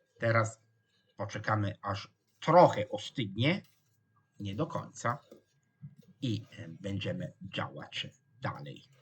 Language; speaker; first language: Polish; non-native, fluent; Italian